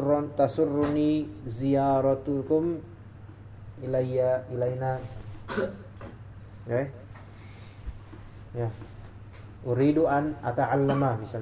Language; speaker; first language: Arabic; non-native, fluent; Indonesian